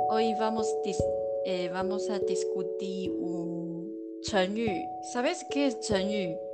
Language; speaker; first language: Spanish; non-native, learner; Chinese